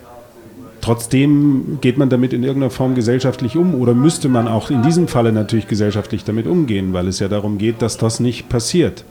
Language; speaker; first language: German; native; German